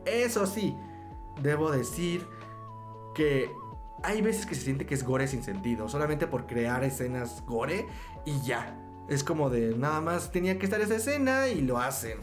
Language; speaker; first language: Spanish; native; Spanish